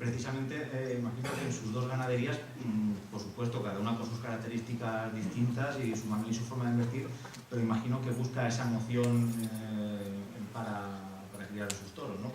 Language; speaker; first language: Spanish; native; Spanish